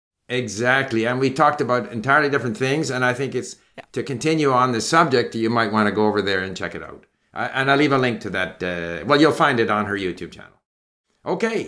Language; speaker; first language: English; native; English